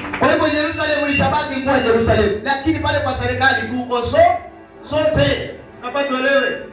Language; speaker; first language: Swahili; native; Swahili